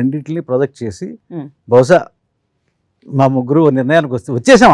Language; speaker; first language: Telugu; native; Telugu